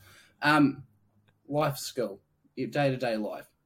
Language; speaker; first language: English; native; English